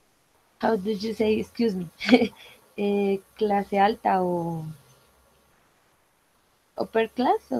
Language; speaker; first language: English; non-native, learner; Spanish